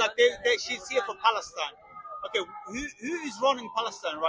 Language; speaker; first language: English; non-native, fluent; Persian